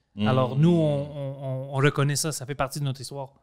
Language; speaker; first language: French; non-native, fluent; Greek